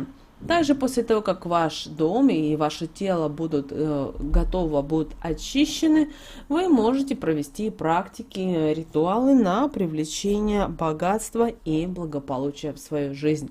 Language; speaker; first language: Russian; native; Russian